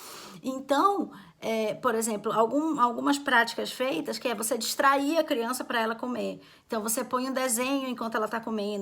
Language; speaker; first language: Portuguese; native; Portuguese